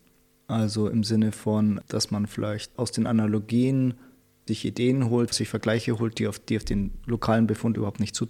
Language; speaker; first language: German; native; German